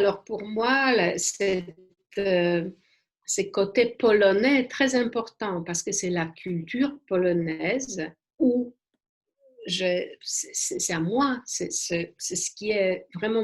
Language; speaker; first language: French; non-native, fluent; Polish